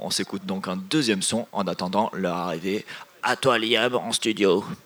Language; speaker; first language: French; native; French